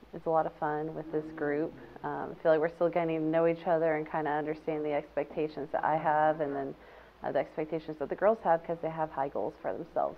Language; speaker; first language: English; native; English